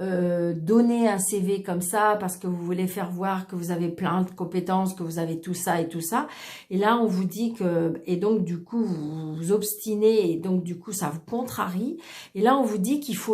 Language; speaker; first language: French; native; French